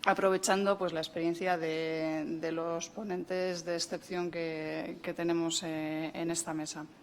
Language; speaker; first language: Spanish; native; Spanish